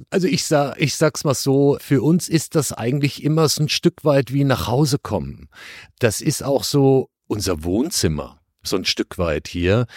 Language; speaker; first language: German; native; German